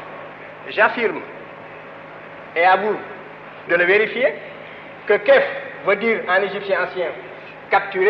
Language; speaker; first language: French; non-native, local second language; Wolof